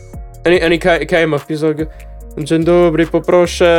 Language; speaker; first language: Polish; non-native, learner; Czech